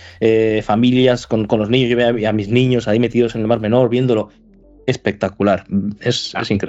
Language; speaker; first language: Spanish; native; Spanish